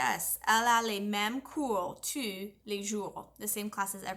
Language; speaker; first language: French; non-native, fluent; English